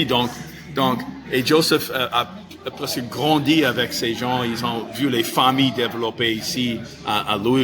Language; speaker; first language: French; non-native, fluent; English